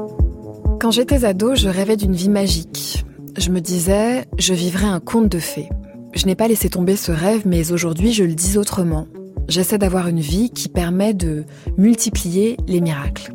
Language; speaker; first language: French; native; French